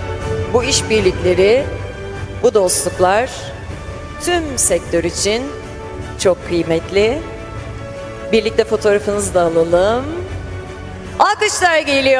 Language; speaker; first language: Turkish; native; Turkish